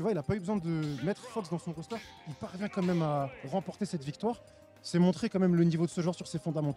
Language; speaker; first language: French; native; French